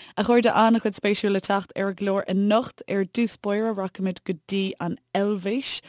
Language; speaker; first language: Irish; native; Irish